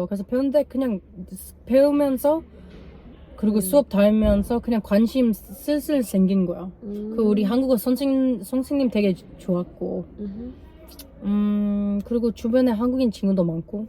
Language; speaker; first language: Korean; non-native, learner; English